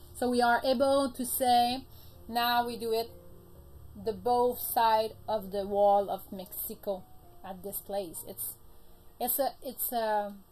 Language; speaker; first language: English; native; English